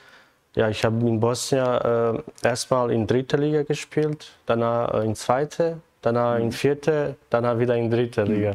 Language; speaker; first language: German; non-native, learner; Bosnian